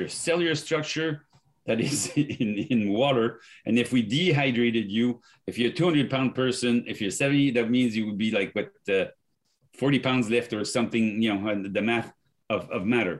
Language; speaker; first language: English; non-native, fluent; French